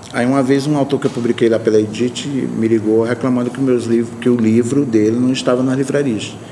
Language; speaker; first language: Portuguese; native; Portuguese